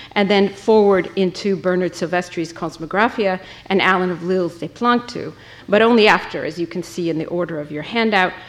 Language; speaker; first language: English; native; English